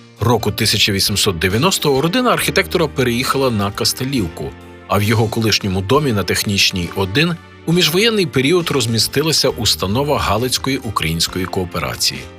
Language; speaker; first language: Ukrainian; native; Ukrainian